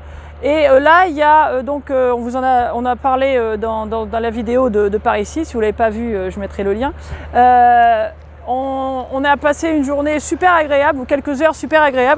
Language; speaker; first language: French; native; French